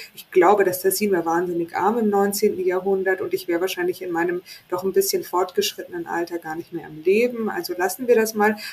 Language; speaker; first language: German; native; German